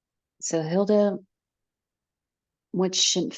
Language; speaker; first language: German; non-native, learner; English